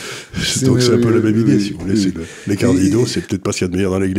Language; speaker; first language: French; native; French